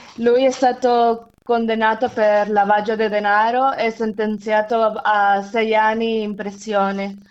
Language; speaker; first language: Italian; non-native, fluent; Spanish